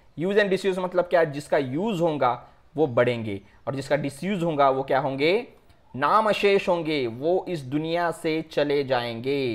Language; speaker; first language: Hindi; non-native, local second language; Marathi